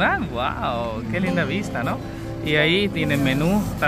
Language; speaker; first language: Spanish; non-native, learner; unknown